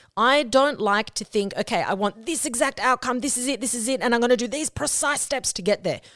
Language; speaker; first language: English; non-native, local second language; Spanish